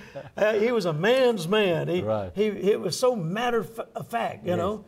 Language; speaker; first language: English; native; English